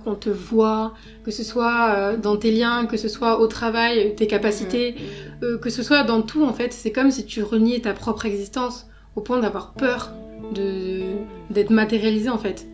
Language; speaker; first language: French; native; French